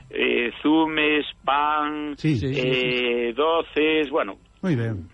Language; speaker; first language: Galician; native; Galician